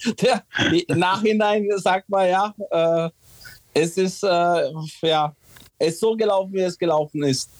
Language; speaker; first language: German; early bilingual, other home language; Czech